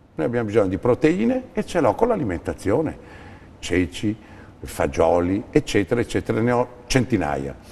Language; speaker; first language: Italian; native; Italian